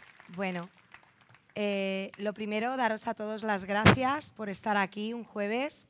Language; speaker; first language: Spanish; native; Spanish